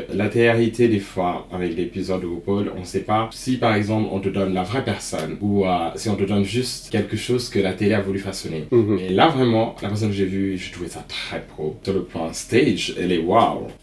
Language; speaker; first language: French; non-native, local second language; Wolof